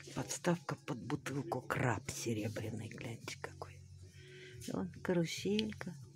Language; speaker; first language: Russian; native; Russian